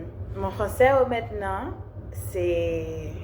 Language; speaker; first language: French; non-native, learner; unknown